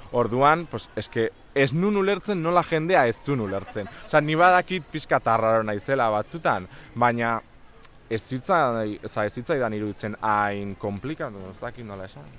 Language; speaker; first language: Basque; non-native, local second language; Spanish